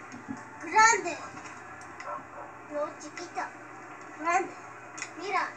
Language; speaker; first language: Spanish; early bilingual, heritage; Spanish